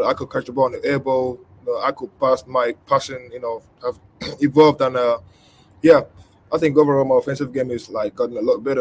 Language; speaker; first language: English; non-native, local second language; Igbo